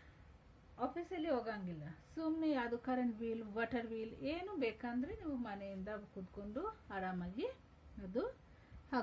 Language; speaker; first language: Kannada; non-native, fluent; Hindi